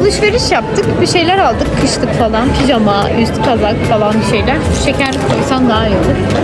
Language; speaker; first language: Turkish; non-native, learner; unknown